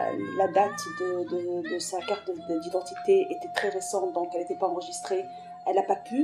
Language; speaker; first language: French; non-native, local second language; Arabic